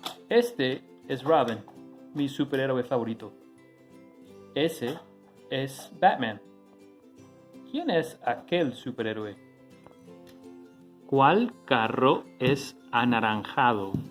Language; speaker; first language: Spanish; non-native, fluent; English